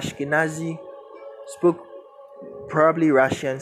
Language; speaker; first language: English; non-native, local second language; Akan